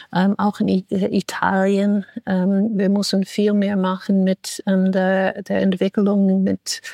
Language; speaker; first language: German; non-native, fluent; English